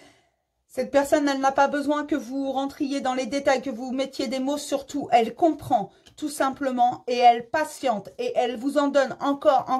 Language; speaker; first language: French; native; French